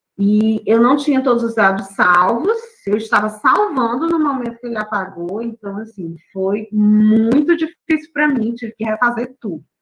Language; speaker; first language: Portuguese; non-native, local second language; Kabuverdianu